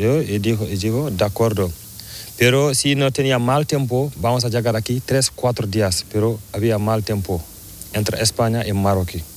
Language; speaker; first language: Spanish; non-native, learner; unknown